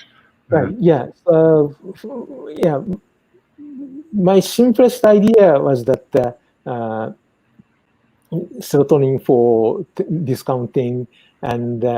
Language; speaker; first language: English; non-native, fluent; Japanese